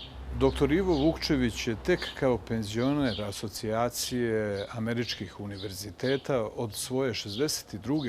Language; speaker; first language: Bosnian; native; Bosnian